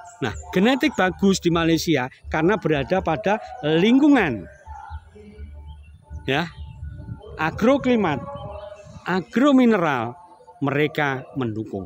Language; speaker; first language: Indonesian; native; Indonesian